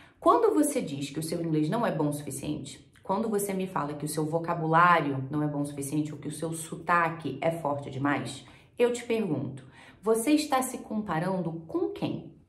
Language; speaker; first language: Portuguese; native; Portuguese